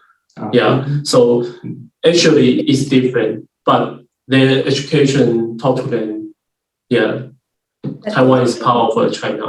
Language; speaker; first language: English; non-native, learner; Chinese